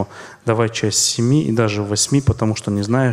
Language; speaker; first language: Russian; native; Russian